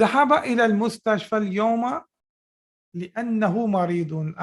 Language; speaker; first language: Arabic; non-native, fluent; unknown